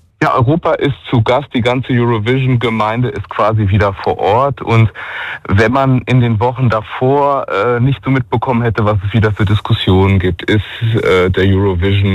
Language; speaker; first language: German; native; German